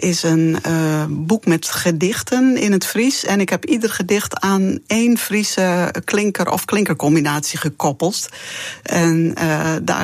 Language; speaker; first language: Dutch; non-native, local second language; Western Frisian